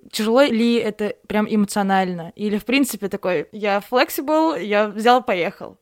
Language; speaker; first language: Russian; native; Russian